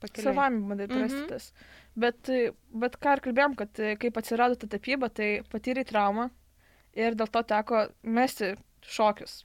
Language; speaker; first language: Lithuanian; native; Lithuanian